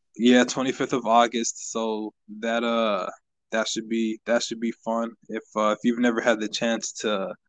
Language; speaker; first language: English; native; English